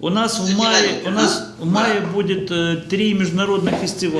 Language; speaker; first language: Russian; native; Russian